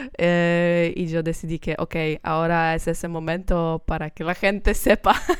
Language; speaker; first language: Spanish; non-native, learner; Polish